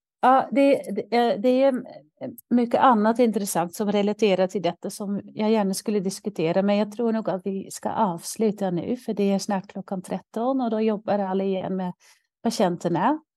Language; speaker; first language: Swedish; non-native, fluent; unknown